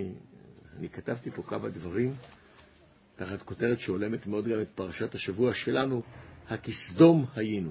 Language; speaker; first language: Hebrew; native; Hebrew